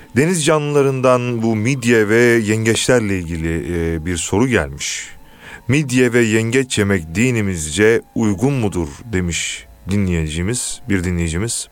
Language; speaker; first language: Turkish; native; Turkish